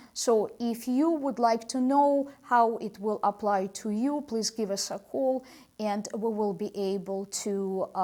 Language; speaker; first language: English; non-native, fluent; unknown